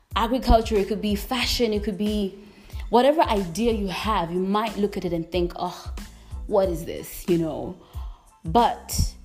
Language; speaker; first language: English; non-native, local second language; Nyanja